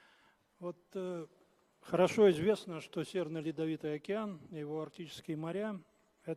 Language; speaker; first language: Russian; native; Russian